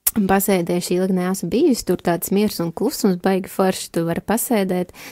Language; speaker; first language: Latvian; native; Latvian